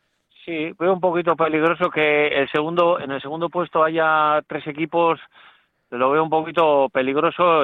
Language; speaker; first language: Spanish; native; Spanish